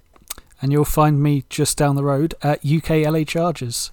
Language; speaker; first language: English; native; English